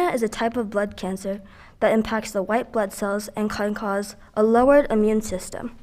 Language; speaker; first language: English; early bilingual, other home language; Filipino